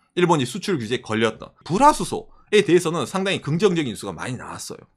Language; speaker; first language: Korean; native; Korean